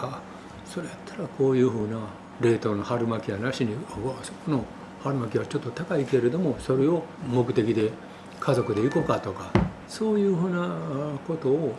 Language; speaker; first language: Japanese; native; Japanese